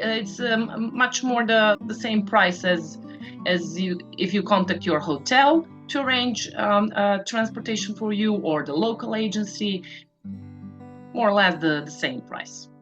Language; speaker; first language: English; non-native, fluent; Serbian